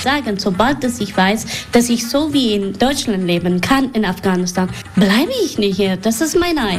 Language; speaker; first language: German; non-native, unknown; Persian